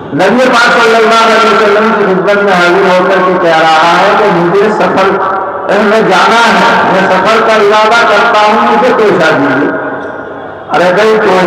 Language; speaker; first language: Urdu; non-native, local second language; Gujarati